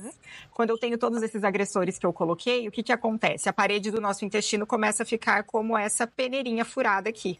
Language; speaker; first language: Portuguese; native; Portuguese